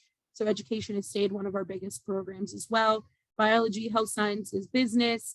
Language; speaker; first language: English; native; English